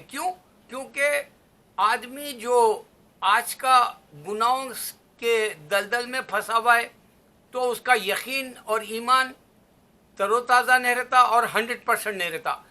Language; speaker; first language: Urdu; native; Urdu